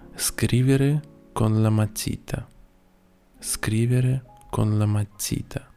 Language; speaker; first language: Italian; non-native, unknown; Russian